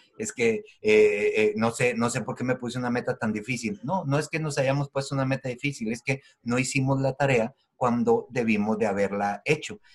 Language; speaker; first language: Spanish; native; Spanish